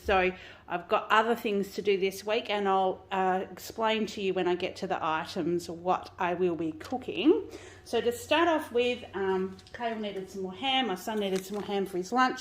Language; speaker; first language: English; native; English